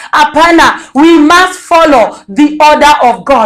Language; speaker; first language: English; non-native, local second language; Swahili